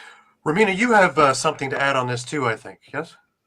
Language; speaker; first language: English; native; English